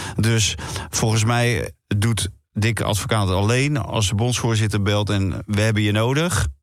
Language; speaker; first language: Dutch; native; Dutch